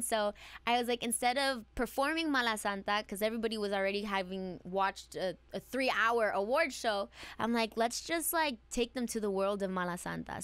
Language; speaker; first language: English; early bilingual, other home language; Spanish